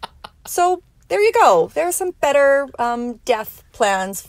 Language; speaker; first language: English; native; English